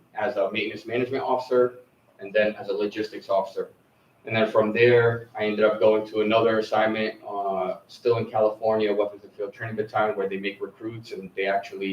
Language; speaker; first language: English; early bilingual, other home language; Arabic